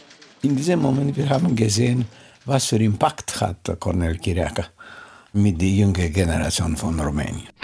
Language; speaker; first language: German; non-native, learner; Romanian